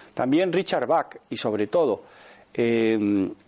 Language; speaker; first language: Spanish; native; Spanish